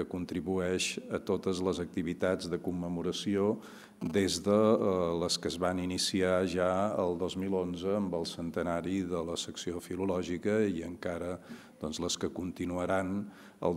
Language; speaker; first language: Catalan; native; Catalan